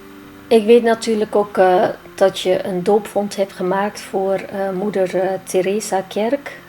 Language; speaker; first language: Dutch; non-native, fluent; Turkish